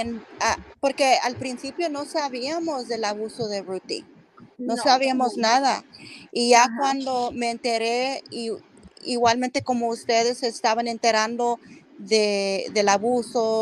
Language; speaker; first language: Spanish; early bilingual, heritage; Spanish